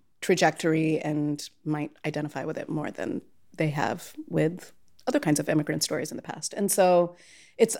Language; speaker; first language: English; non-native, local second language; Telugu